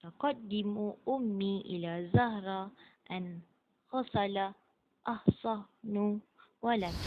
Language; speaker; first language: Arabic; non-native, learner; Malay